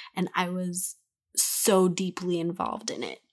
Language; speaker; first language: English; native; English